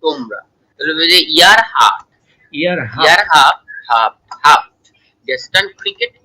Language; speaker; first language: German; non-native, learner; Bangla